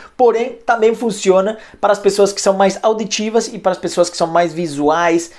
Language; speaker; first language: Portuguese; non-native, fluent; Spanish